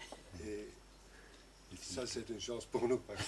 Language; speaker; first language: French; non-native, local second language; Dutch